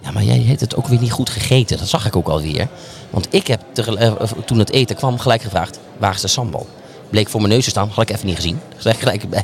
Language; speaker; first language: Dutch; native; Dutch